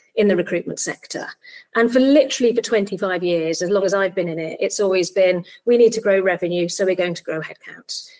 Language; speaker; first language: English; native; English